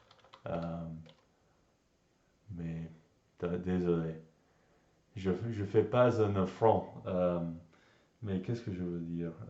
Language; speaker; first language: French; non-native, learner; English